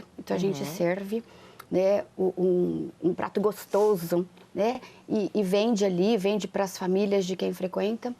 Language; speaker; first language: Portuguese; native; Portuguese